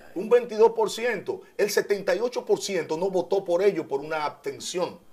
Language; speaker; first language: Spanish; native; Spanish